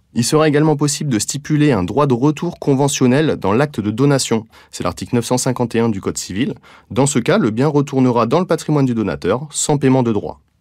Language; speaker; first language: French; native; French